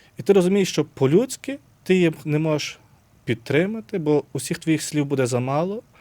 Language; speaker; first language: Ukrainian; native; Ukrainian